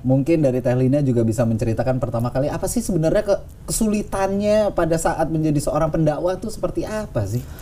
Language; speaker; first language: Indonesian; native; Indonesian